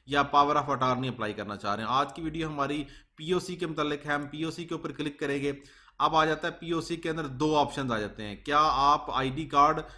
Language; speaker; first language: Urdu; native; Urdu